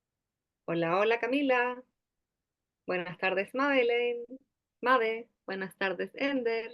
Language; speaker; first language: Spanish; native; Spanish